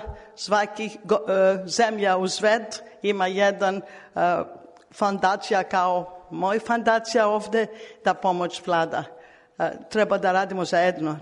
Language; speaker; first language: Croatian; non-native, learner; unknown